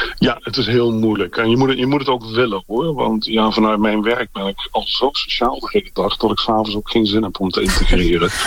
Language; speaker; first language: Dutch; native; Dutch